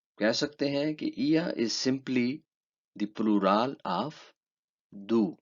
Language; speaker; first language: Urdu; native; Urdu